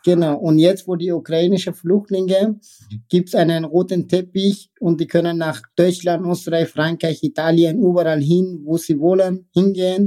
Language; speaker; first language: German; non-native, fluent; Persian